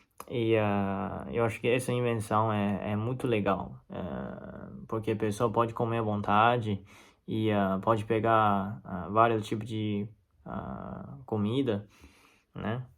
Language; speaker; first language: Portuguese; non-native, fluent; Chinese